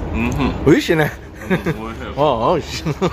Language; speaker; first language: Japanese; non-native, learner; Filipino